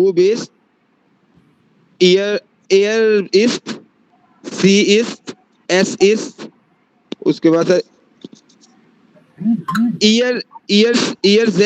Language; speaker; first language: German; non-native, learner; Urdu